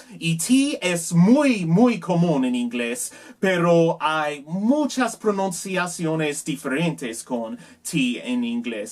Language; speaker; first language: Spanish; non-native, learner; English